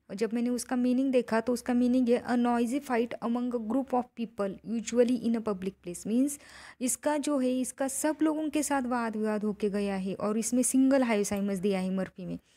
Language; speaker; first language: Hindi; non-native, local second language; Marathi